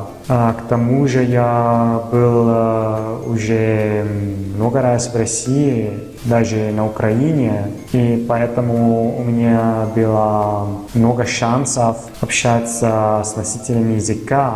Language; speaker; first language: Russian; non-native, fluent; Italian